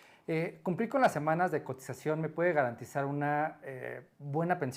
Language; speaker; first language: Spanish; native; Spanish